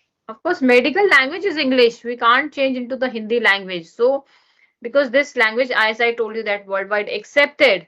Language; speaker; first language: English; non-native, learner; Hindi